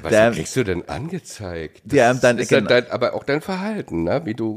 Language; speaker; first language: German; native; German